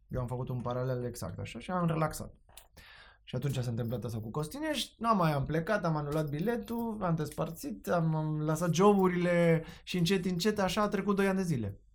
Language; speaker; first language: Romanian; non-native, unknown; Spanish